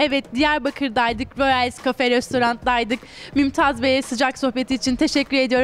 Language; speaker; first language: Turkish; native; Turkish